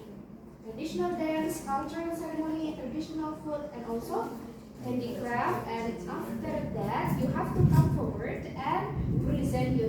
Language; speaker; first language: English; non-native, learner; Indonesian